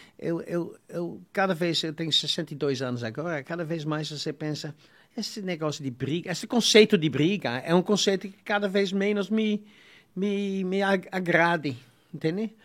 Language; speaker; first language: Portuguese; non-native, fluent; Dutch